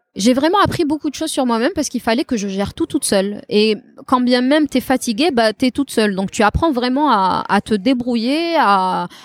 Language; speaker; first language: French; non-native, local second language; Kabyle